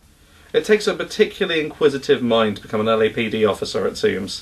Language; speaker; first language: English; native; English